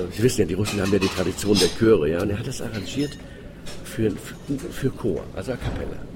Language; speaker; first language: German; non-native, fluent; Greek